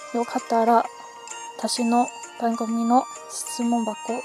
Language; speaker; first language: Japanese; early bilingual, other home language; Chinese